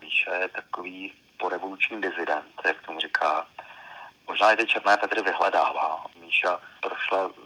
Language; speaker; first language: Czech; native; Czech